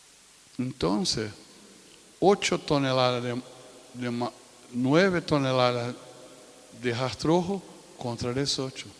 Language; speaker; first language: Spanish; non-native, fluent; Portuguese